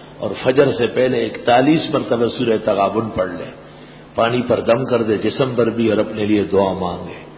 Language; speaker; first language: Urdu; non-native, local second language; Pashto